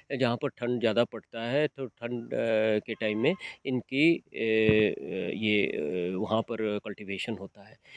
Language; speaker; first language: Hindi; non-native, local second language; Odia